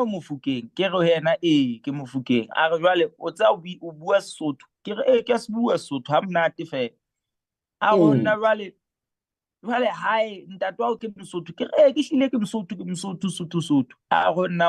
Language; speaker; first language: English; non-native, local second language; Southern Sotho